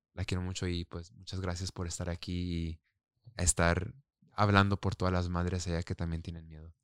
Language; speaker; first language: Spanish; early bilingual, heritage; Spanish